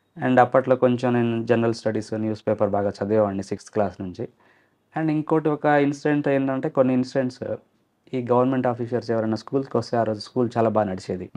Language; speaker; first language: Telugu; non-native, local second language; Lambadi